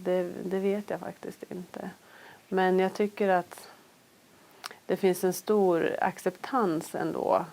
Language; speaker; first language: Swedish; native; Swedish